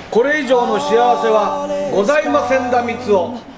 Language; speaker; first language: Japanese; native; Japanese